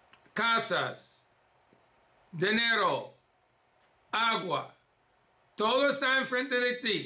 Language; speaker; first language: Spanish; early bilingual, heritage; English